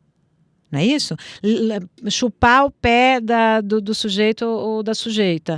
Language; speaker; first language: Portuguese; native; Portuguese